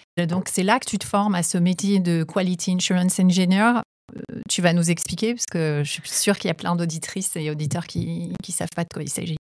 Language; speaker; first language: French; native; French